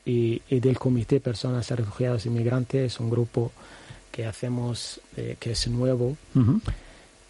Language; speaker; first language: Spanish; non-native, learner; Arabic